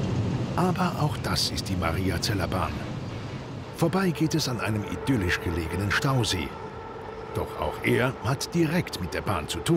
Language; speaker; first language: German; native; German